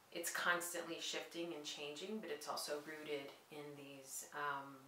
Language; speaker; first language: English; native; English